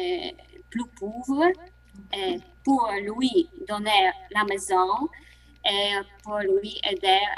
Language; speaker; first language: French; non-native, learner; Polish